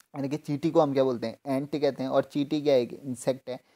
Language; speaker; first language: Hindi; native; Hindi